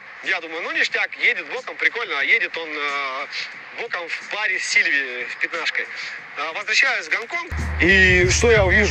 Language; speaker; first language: Russian; native; Russian